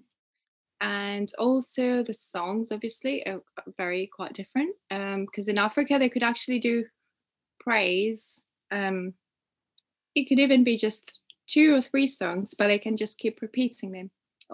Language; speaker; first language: English; non-native, local second language; Ganda